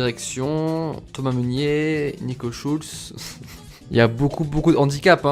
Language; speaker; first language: French; native; French